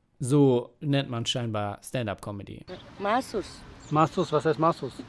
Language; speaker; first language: German; native; German